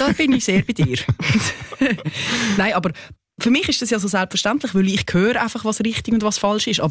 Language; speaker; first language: German; native; German